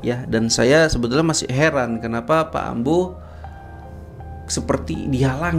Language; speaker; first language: Indonesian; native; Indonesian